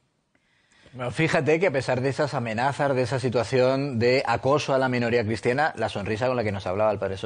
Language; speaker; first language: Spanish; native; Spanish